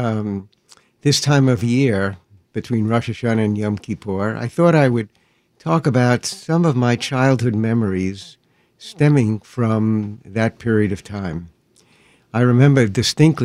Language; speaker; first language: English; native; English